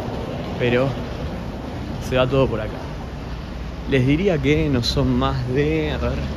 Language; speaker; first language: Spanish; native; Spanish